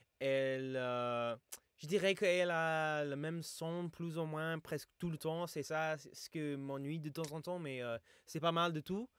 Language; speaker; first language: French; non-native, fluent; English